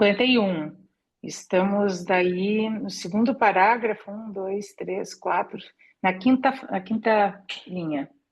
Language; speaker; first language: Portuguese; native; Portuguese